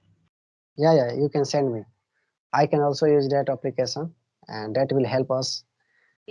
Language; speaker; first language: English; non-native, learner; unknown